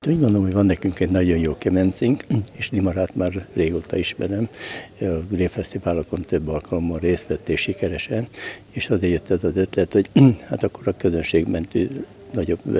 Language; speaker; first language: Hungarian; native; Hungarian